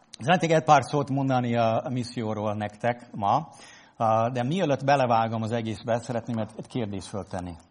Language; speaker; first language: Hungarian; non-native, fluent; English